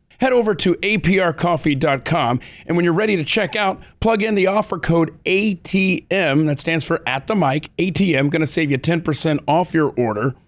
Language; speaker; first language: English; native; English